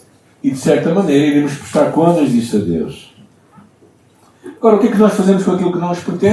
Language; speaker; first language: Portuguese; native; Portuguese